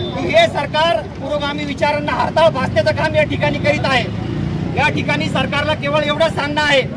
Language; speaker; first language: Marathi; native; Marathi